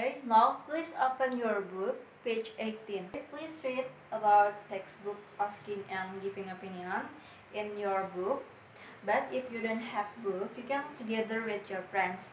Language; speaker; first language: English; non-native, learner; Indonesian